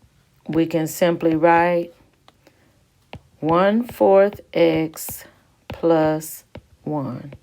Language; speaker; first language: English; native; English